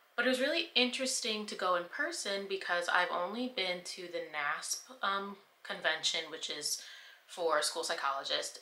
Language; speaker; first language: English; native; English